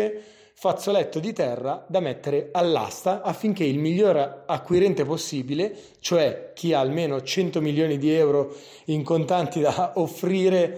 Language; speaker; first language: Italian; native; Italian